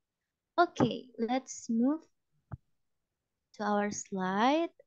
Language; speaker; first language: English; non-native, fluent; Indonesian